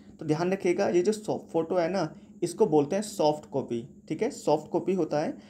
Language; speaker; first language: Hindi; native; Hindi